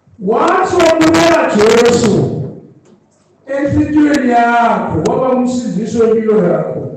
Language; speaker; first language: Zulu; non-native, local second language; Swati